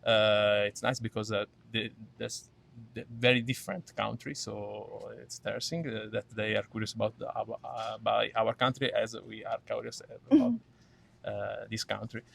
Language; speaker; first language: English; non-native, learner; Italian